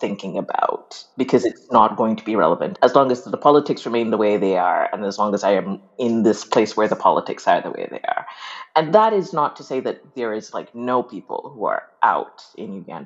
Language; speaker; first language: English; non-native, local second language; Ganda